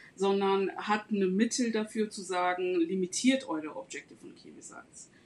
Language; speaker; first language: German; non-native, fluent; Turkish